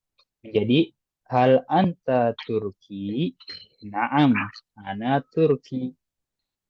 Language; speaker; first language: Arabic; non-native, fluent; Indonesian